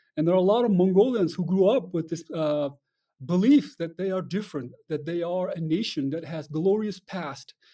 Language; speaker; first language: English; non-native, fluent; Russian